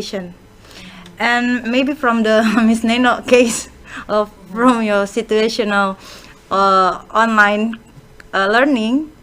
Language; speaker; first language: English; non-native, fluent; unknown